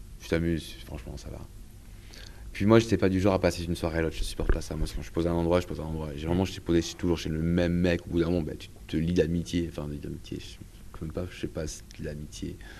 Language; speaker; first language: French; native; French